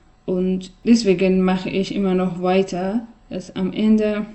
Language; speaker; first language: German; non-native, fluent; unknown